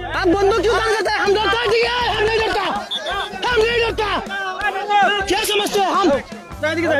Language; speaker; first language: Hindi; non-native, learner; Bangla